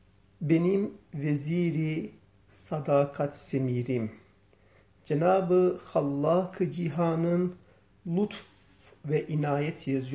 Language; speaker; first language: Turkish; native; Turkish